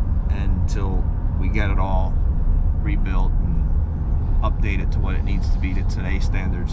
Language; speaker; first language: English; native; English